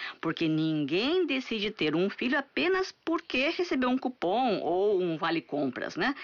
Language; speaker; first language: Portuguese; native; Portuguese